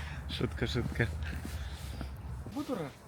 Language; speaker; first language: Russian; non-native, local second language; Yakut